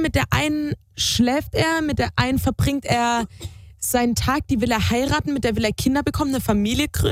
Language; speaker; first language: German; native; German